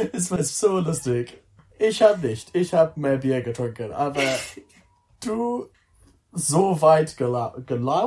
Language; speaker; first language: German; non-native, learner; English